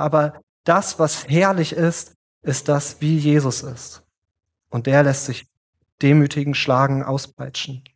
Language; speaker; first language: German; native; German